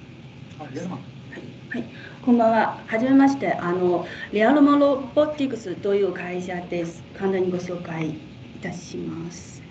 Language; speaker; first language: Japanese; non-native, fluent; Chinese